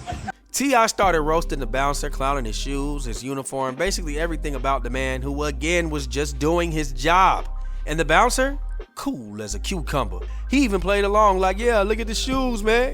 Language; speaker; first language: English; native; English